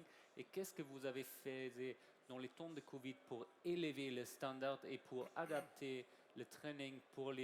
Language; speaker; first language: French; non-native, learner; German